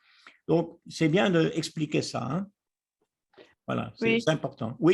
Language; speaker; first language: French; native; French